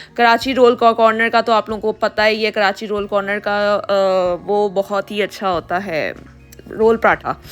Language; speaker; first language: Urdu; native; Urdu